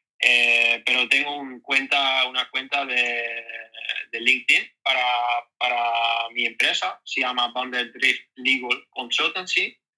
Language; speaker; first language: Spanish; non-native, learner; Dutch